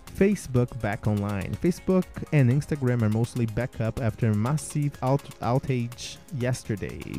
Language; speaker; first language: English; non-native, fluent; Portuguese